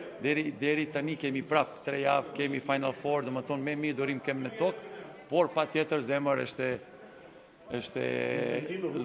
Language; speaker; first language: Albanian; non-native, learner; Serbian